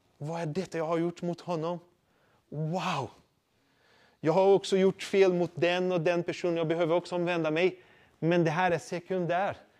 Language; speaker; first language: Swedish; non-native, fluent; Portuguese